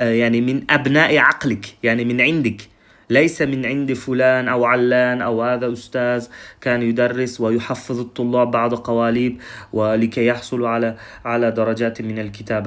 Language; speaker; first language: Arabic; non-native, fluent; Uzbek